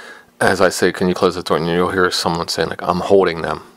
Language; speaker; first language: English; native; English